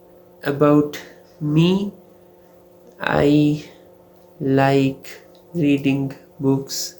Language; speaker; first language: English; non-native, local second language; Hindi